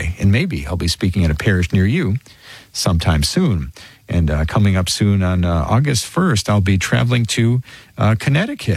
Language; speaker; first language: English; native; English